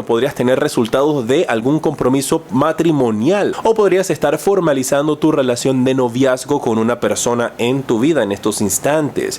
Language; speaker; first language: Spanish; native; Spanish